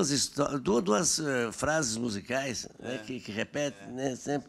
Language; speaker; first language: Portuguese; native; Portuguese